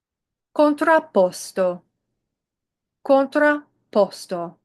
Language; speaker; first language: Italian; non-native, fluent; English